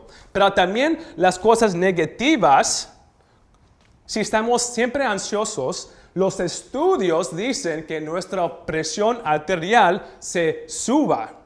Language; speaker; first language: Spanish; early bilingual, heritage; Spanish